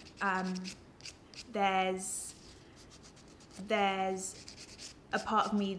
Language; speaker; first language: English; native; English